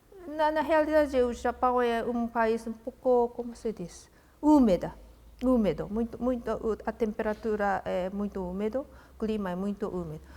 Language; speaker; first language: Portuguese; non-native, fluent; Japanese